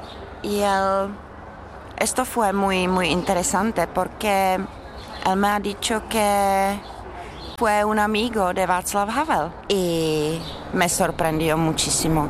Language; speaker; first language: Spanish; non-native, learner; Czech